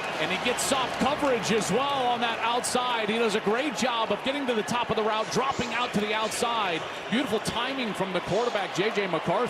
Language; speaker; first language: English; native; English